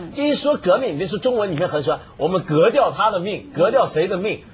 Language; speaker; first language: Chinese; non-native, local second language; Cantonese